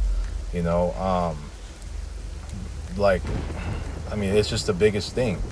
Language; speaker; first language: English; native; English